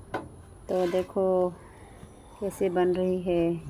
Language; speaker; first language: Hindi; non-native, local second language; Bangla